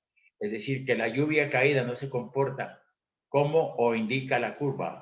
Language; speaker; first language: Spanish; native; Spanish